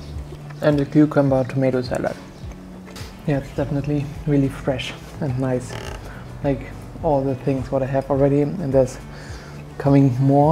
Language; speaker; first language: English; non-native, fluent; German